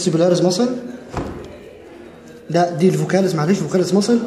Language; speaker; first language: Arabic; native; Arabic